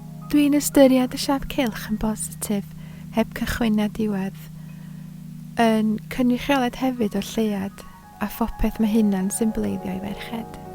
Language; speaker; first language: Welsh; native; Welsh